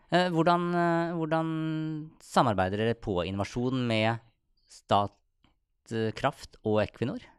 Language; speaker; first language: Norwegian; native; Norwegian